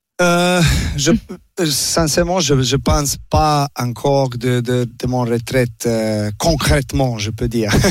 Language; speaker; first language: French; non-native, learner; Serbian